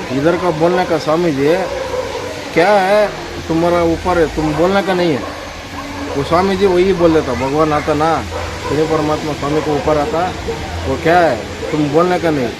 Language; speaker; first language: Hindi; non-native, local second language; Kannada